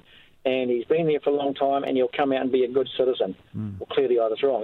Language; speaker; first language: English; native; English